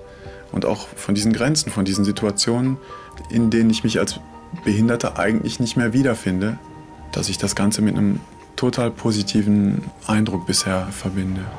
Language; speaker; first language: German; native; German